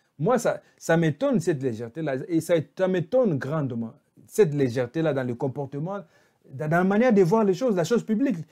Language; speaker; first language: French; non-native, local second language; Lingala